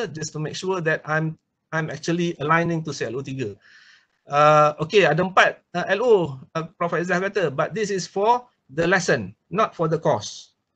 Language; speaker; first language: English; non-native, local second language; Malay